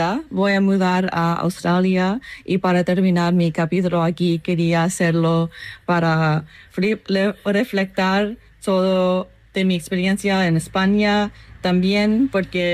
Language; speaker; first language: Spanish; non-native, fluent; English